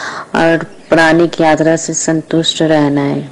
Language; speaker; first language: Hindi; native; Hindi